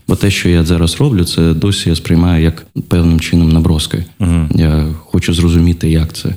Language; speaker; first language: Ukrainian; non-native, local second language; Russian